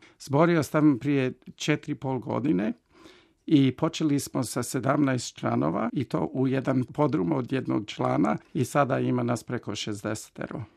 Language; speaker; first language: Croatian; early bilingual, heritage; Croatian